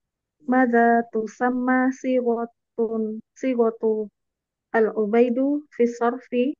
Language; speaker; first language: Arabic; non-native, learner; Indonesian